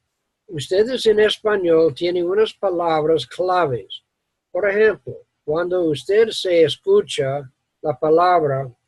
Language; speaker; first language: Spanish; non-native, learner; English